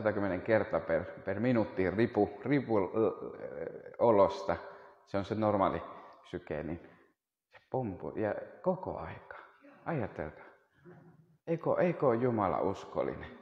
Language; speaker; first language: Finnish; non-native, fluent; Spanish